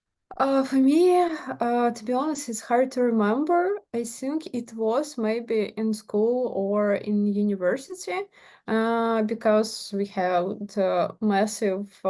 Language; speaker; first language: English; non-native, learner; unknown